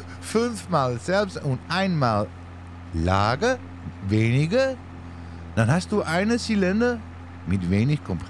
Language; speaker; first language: German; non-native, learner; Dutch